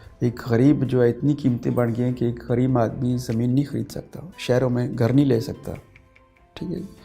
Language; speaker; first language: Urdu; non-native, local second language; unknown